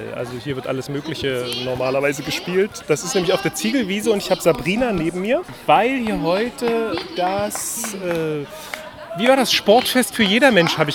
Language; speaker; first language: German; native; German